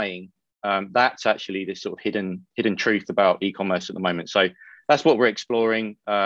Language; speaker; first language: English; native; English